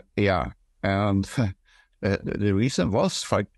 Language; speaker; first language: English; non-native, fluent; Swedish